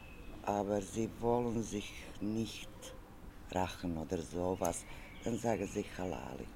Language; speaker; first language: German; non-native, learner; Croatian